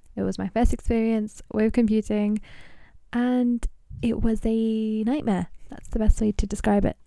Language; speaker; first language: English; early bilingual, other home language; Punjabi